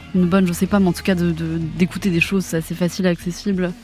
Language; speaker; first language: French; native; French